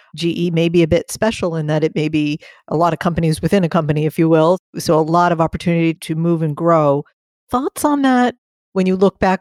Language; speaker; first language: English; native; English